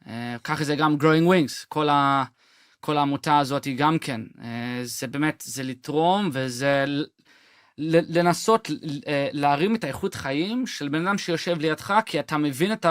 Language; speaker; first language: Hebrew; non-native, local second language; English